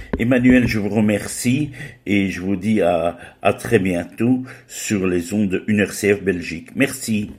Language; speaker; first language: French; native; French